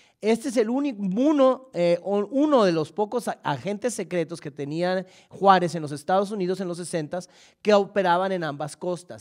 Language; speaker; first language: Spanish; native; Spanish